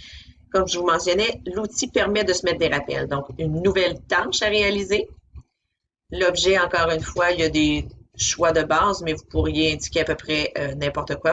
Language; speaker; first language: French; native; French